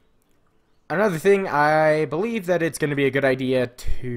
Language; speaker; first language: English; native; English